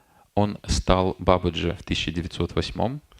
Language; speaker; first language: Russian; native; Russian